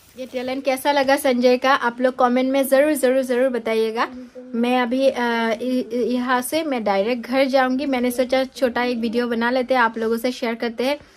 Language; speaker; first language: Hindi; non-native, local second language; Bangla